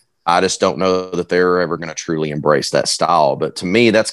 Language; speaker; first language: English; native; English